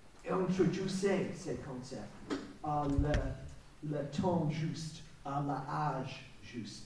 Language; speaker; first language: French; non-native, learner; English